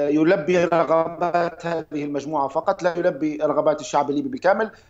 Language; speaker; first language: Arabic; native; Arabic